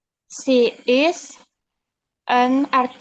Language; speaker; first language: English; non-native, learner; Indonesian